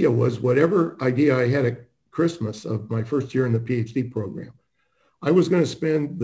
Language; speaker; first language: English; native; English